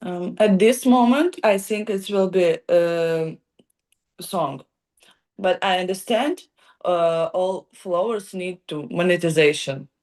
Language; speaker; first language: English; non-native, learner; Ukrainian